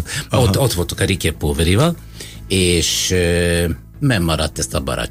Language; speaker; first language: Hungarian; non-native, fluent; Italian